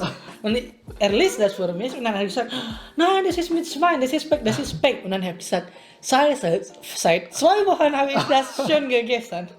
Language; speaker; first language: German; non-native, learner; Indonesian